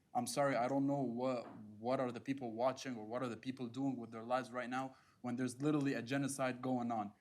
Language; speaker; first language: English; non-native, fluent; Arabic